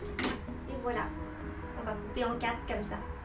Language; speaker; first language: French; non-native, fluent; Japanese